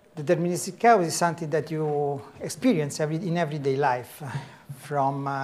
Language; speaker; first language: English; non-native, fluent; Italian